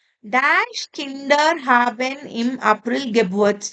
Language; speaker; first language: German; non-native, fluent; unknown